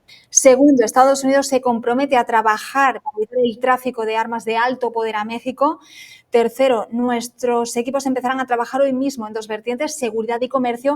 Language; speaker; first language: Spanish; native; Spanish